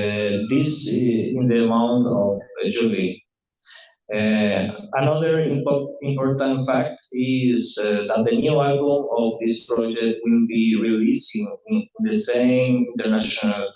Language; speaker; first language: English; non-native, learner; Spanish